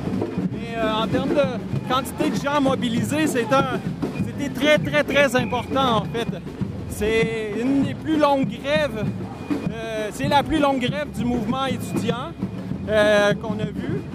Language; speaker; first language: French; native; French